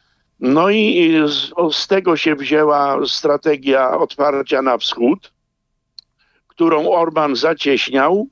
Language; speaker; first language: Polish; native; Polish